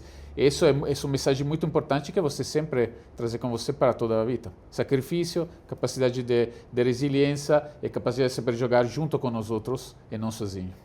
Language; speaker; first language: Portuguese; non-native, fluent; Italian